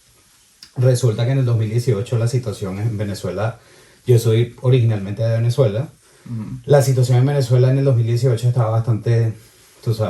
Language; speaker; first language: Spanish; native; Spanish